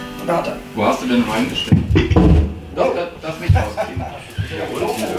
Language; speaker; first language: German; native; German